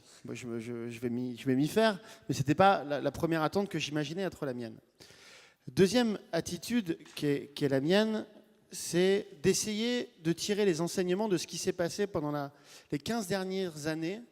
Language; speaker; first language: French; native; French